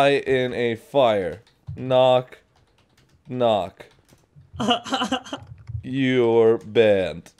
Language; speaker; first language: English; native; English